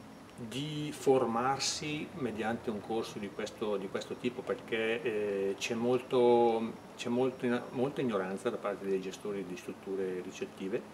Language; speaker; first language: Italian; native; Italian